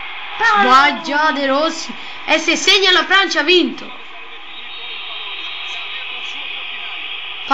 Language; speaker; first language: Italian; native; Italian